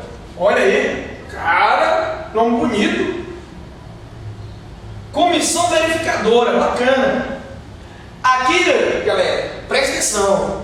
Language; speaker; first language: Portuguese; native; Portuguese